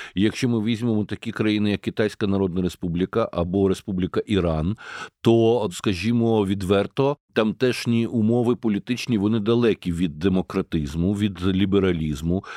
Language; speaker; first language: Ukrainian; native; Ukrainian